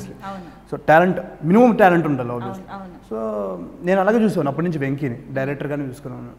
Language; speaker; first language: Telugu; native; Telugu